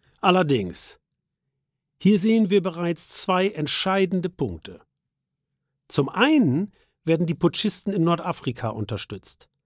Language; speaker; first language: German; native; German